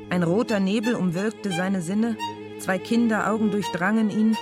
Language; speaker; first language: German; native; German